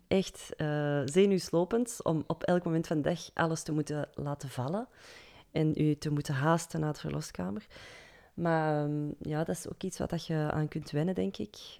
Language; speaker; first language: Dutch; native; Dutch